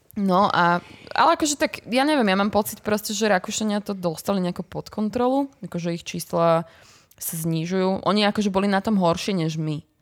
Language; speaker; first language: Slovak; native; Slovak